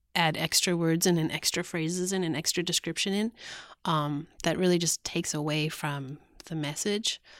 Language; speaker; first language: English; native; English